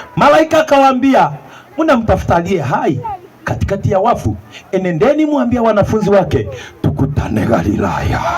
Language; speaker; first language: Swahili; non-native, local second language; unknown